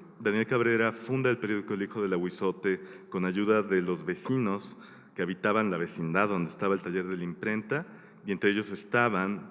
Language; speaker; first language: Spanish; native; Spanish